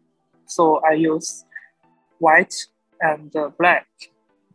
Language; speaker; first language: English; non-native, learner; Chinese